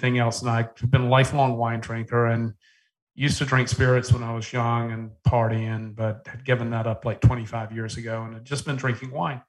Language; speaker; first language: English; native; English